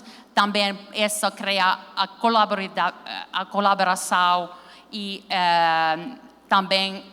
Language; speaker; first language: Portuguese; non-native, learner; Finnish